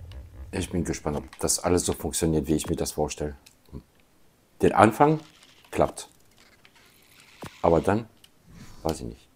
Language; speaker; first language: German; native; German